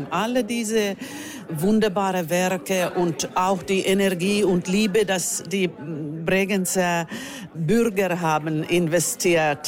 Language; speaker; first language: German; non-native, fluent; Finnish